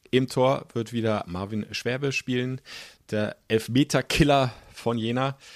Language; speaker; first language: German; native; German